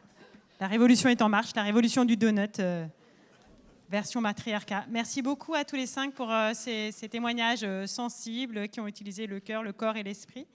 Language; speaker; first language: French; native; French